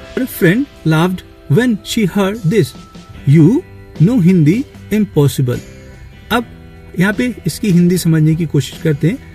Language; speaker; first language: Hindi; native; Hindi